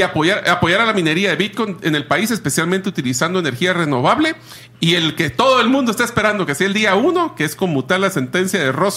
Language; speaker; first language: Spanish; native; Spanish